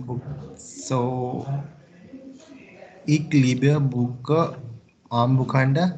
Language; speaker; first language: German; non-native, learner; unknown